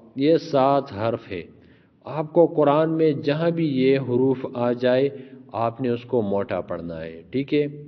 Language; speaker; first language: Urdu; native; Urdu